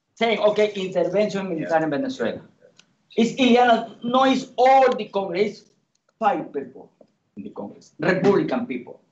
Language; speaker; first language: English; non-native, learner; Spanish